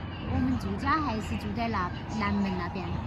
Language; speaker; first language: Chinese; native; Chinese